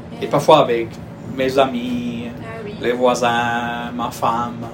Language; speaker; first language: French; non-native, fluent; Spanish